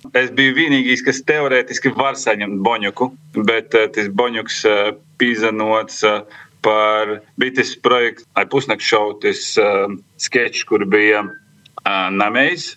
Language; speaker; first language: Latvian; native; Latvian